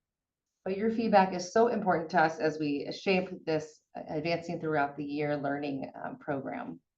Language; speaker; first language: English; native; English